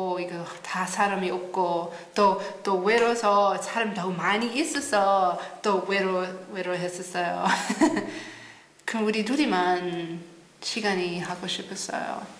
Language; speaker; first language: Korean; non-native, learner; English